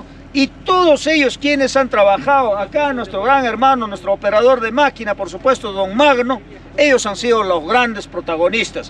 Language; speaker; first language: Spanish; native; Spanish